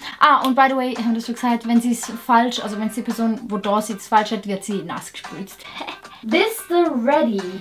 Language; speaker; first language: German; native; German